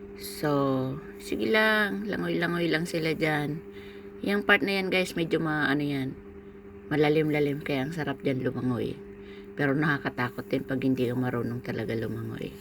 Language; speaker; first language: Filipino; native; Filipino